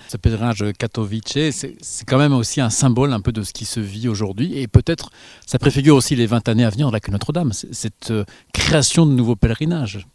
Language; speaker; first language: French; native; French